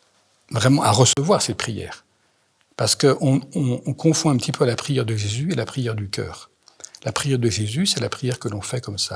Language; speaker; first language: French; native; French